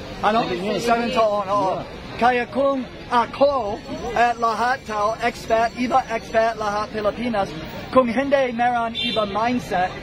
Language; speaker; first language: Filipino; non-native, learner; English